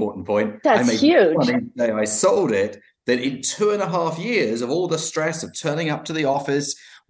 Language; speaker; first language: English; native; English